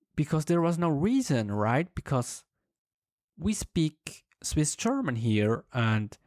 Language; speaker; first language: English; non-native, fluent; Swiss German